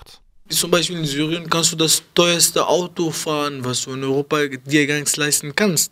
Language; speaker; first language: German; early bilingual, other home language; Arabic